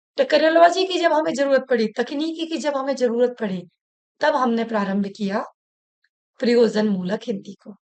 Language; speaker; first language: Hindi; native; Hindi